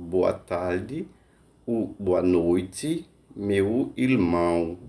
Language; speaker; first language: Portuguese; non-native, fluent; Haitian Creole